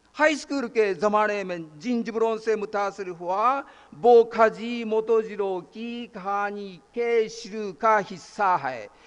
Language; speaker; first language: Urdu; non-native, fluent; Japanese